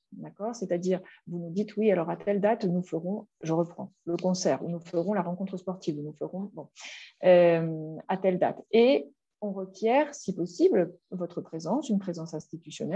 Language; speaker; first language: French; native; French